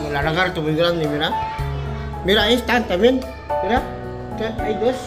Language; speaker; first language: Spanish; non-native, learner; Filipino